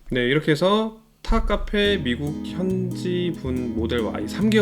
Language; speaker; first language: Korean; native; Korean